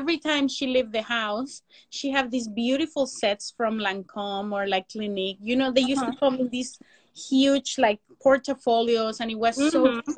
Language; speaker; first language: English; non-native, fluent; Spanish